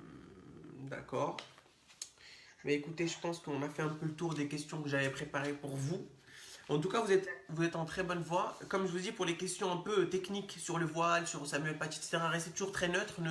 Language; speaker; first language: French; native; French